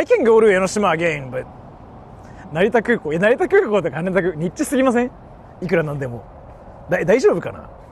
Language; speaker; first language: Japanese; native; Japanese